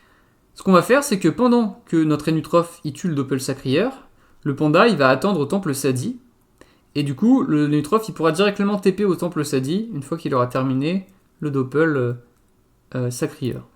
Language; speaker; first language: French; native; French